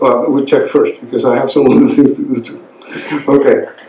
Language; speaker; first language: English; non-native, fluent; Spanish